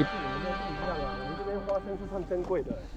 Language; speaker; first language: Chinese; native; Chinese